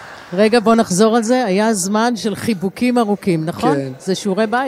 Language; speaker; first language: Hebrew; native; Hebrew